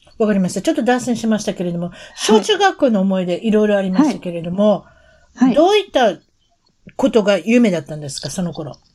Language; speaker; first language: Japanese; native; Japanese